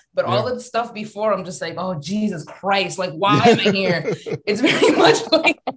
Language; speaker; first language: English; native; English